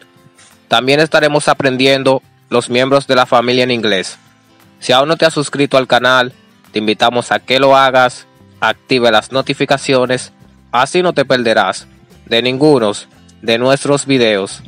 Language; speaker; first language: Spanish; native; Spanish